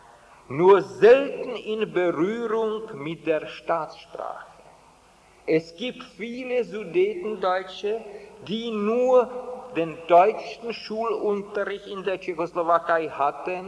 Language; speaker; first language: German; non-native, fluent; Czech